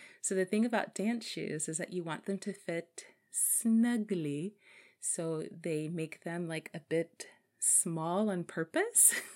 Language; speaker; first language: English; native; English